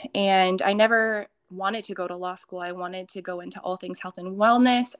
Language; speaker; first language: English; early bilingual, other home language; Hindi